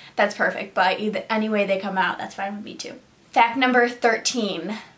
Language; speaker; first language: English; native; English